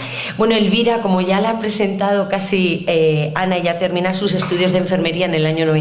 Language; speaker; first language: Spanish; native; Spanish